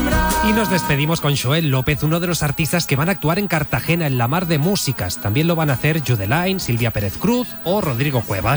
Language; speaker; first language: Spanish; native; Spanish